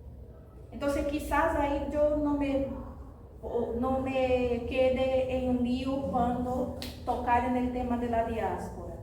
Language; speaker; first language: Spanish; non-native, fluent; Portuguese